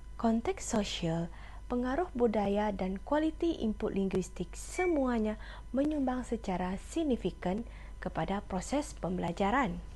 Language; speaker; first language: Malay; non-native, local second language; Iban